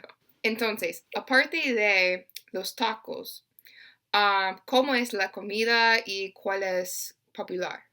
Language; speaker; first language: Spanish; non-native, learner; English